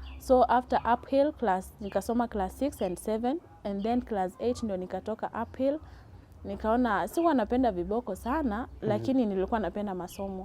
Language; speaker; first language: Swahili; non-native, local second language; Gusii